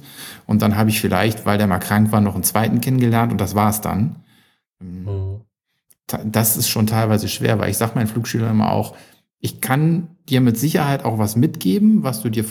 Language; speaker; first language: German; native; German